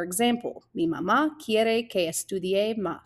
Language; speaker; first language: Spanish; non-native, fluent; English